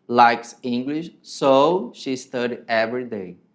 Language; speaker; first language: English; non-native, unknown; Portuguese